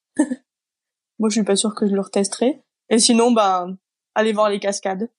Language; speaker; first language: French; native; French